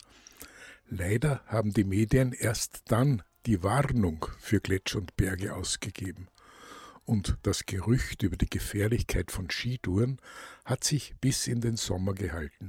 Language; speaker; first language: German; native; German